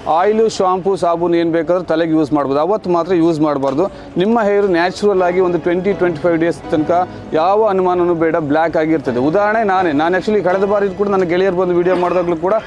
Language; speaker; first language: Kannada; native; Kannada